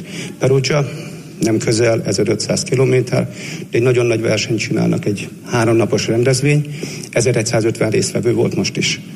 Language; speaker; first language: Hungarian; native; Hungarian